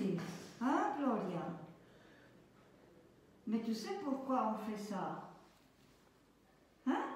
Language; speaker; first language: French; non-native, fluent; German